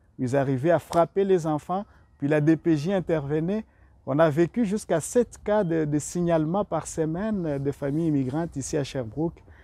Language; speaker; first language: French; non-native, local second language; Rundi